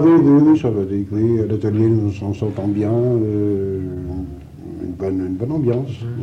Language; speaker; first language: French; native; French